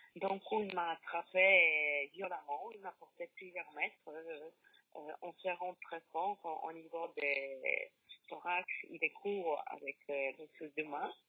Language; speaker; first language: French; non-native, learner; Polish